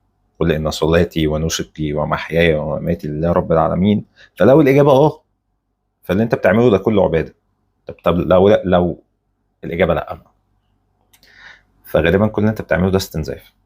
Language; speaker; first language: Arabic; native; Arabic